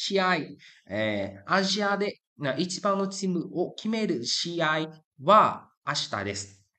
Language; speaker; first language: Japanese; non-native, fluent; Vietnamese